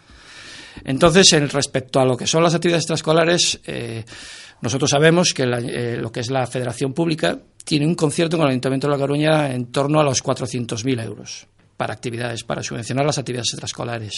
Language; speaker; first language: Spanish; native; Spanish